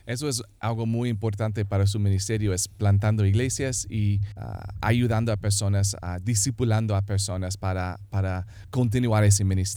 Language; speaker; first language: Spanish; non-native, fluent; English